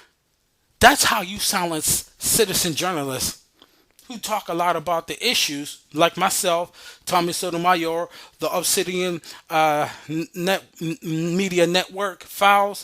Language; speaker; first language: English; native; English